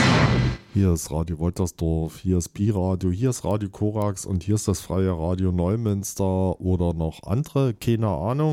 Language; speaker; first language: German; native; German